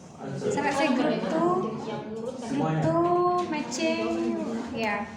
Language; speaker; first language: English; non-native, fluent; Indonesian